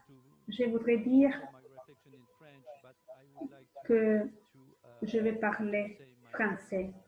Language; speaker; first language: French; non-native, fluent; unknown